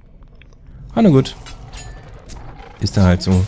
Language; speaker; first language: German; native; German